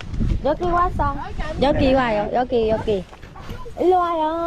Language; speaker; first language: Korean; non-native, learner; Vietnamese